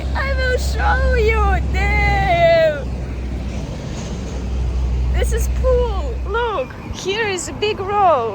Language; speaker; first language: English; non-native, learner; Russian